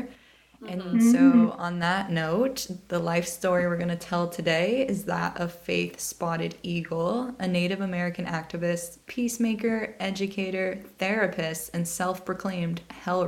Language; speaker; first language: English; native; English